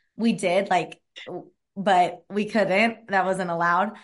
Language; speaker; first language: English; native; English